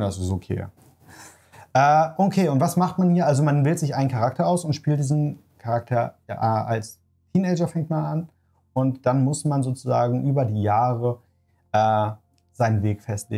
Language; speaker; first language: German; native; German